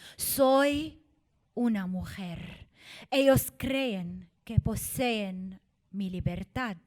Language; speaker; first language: Spanish; non-native, fluent; Arabic